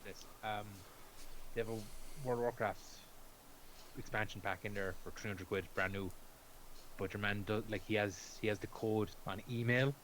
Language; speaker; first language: English; native; English